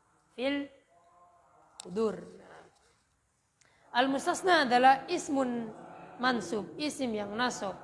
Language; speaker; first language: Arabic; non-native, fluent; Indonesian